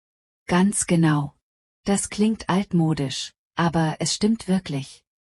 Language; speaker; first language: German; non-native, fluent; Polish